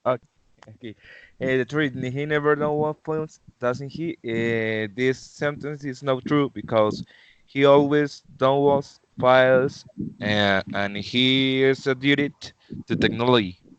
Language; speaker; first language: English; non-native, learner; Spanish